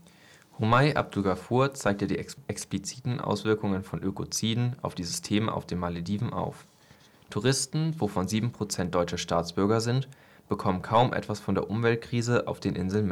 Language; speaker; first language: German; native; German